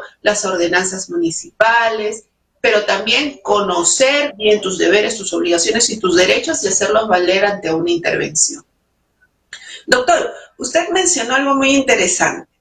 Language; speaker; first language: Spanish; native; Spanish